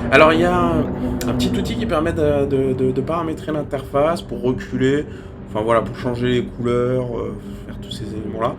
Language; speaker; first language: French; native; French